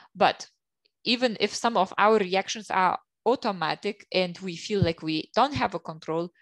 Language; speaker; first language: English; non-native, fluent; Lithuanian